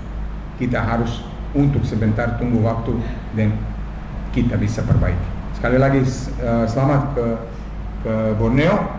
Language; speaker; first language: Indonesian; non-native, fluent; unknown